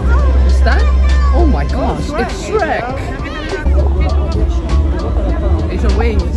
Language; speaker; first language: English; native; English